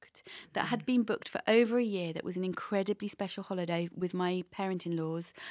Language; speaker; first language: English; native; English